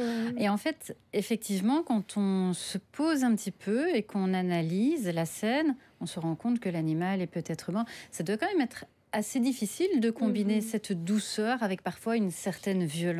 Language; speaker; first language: French; native; French